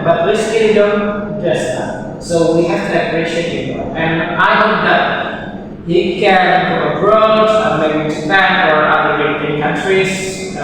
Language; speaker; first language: English; non-native, fluent; Indonesian